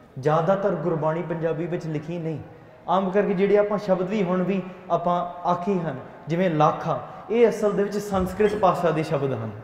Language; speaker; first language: Punjabi; early bilingual, heritage; Punjabi